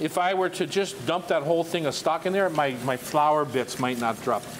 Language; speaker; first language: English; native; English